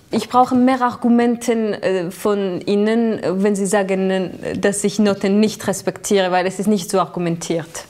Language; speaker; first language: German; non-native, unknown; Georgian